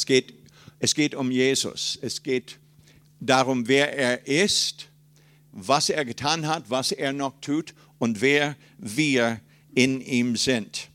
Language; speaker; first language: German; non-native, fluent; English